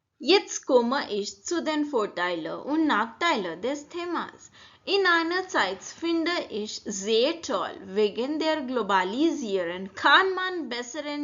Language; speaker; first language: German; non-native, learner; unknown